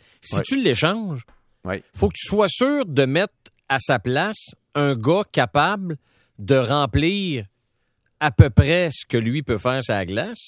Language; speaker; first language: French; native; French